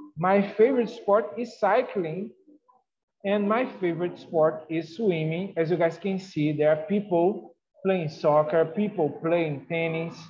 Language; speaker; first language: English; non-native, fluent; Portuguese